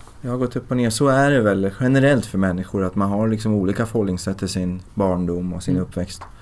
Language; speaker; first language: Swedish; early bilingual, other home language; Persian